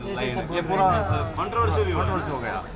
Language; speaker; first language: Hindi; non-native, local second language; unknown